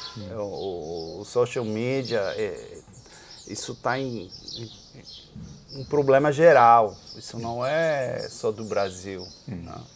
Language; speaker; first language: Portuguese; non-native, fluent; Dutch